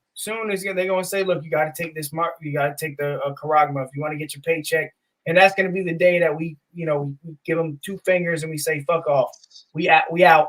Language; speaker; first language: English; native; English